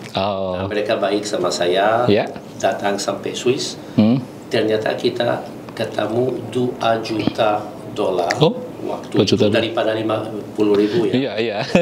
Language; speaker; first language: Indonesian; non-native, learner; Italian